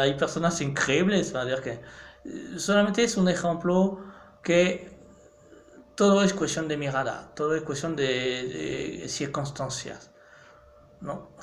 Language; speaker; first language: Spanish; non-native, fluent; French